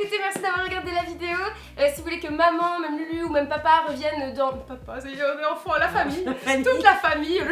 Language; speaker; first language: French; native; French